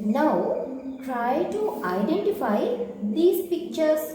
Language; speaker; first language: English; non-native, local second language; Sinhala